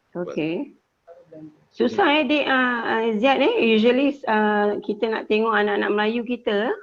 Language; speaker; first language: Malay; native; Malay